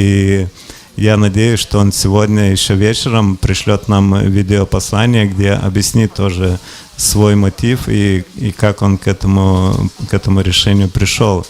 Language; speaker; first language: Russian; non-native, local second language; Lithuanian